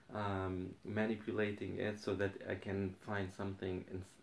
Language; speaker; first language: English; non-native, fluent; Arabic